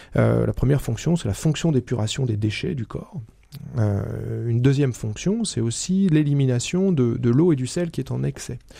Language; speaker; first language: French; native; French